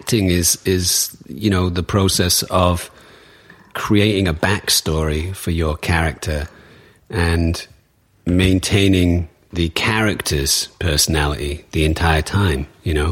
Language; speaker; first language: English; native; English